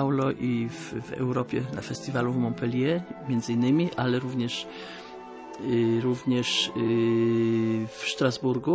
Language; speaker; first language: Polish; native; Polish